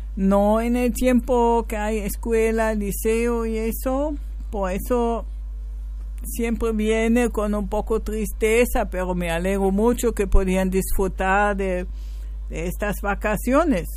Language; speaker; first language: Spanish; non-native, fluent; German